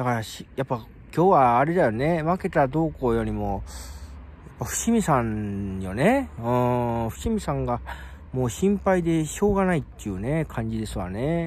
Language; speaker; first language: Japanese; native; Japanese